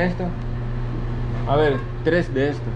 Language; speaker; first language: Spanish; non-native, learner; Greek